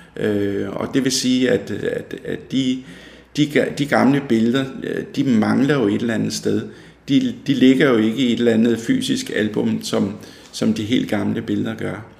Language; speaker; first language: Danish; native; Danish